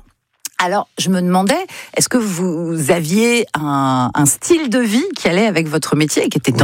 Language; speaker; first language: French; native; French